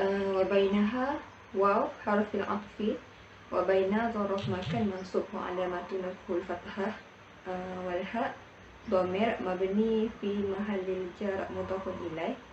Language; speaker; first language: Arabic; non-native, learner; Malay